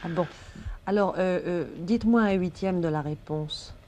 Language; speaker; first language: French; native; French